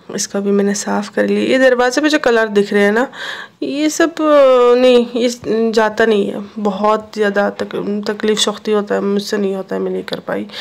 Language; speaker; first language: Hindi; non-native, local second language; Assamese